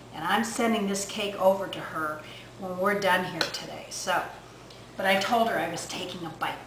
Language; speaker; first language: English; native; English